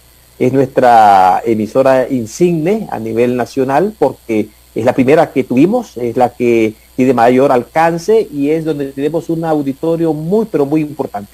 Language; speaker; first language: Spanish; native; Spanish